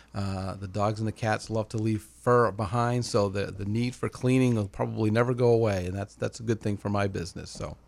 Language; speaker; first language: English; native; English